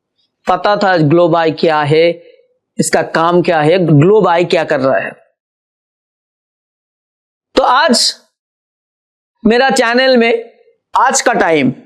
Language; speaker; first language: Hindi; non-native, local second language; Bangla